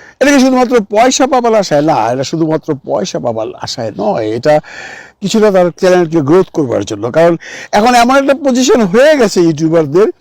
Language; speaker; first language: Bangla; native; Bangla